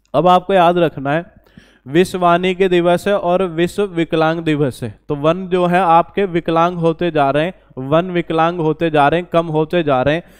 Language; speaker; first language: Hindi; native; Hindi